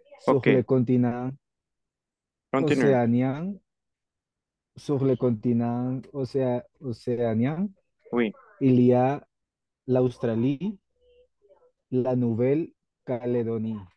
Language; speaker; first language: French; non-native, learner; Spanish